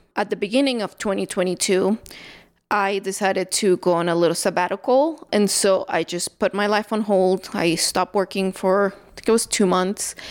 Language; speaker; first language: English; early bilingual, other home language; Spanish